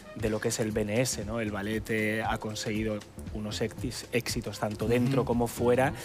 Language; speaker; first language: Spanish; native; Spanish